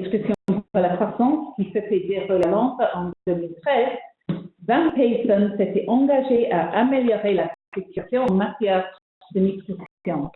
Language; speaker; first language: French; non-native, fluent; English